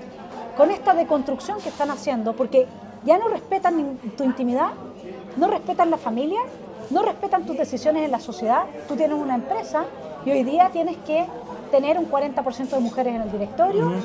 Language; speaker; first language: Spanish; native; Spanish